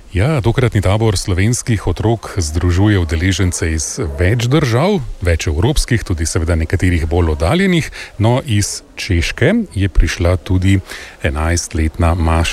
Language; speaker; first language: Slovenian; native; Slovenian